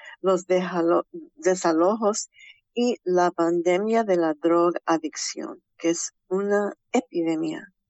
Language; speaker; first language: Spanish; early bilingual, heritage; Spanish